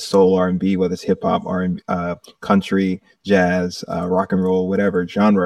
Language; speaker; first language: English; native; English